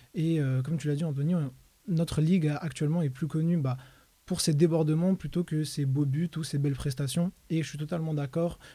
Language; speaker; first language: French; native; French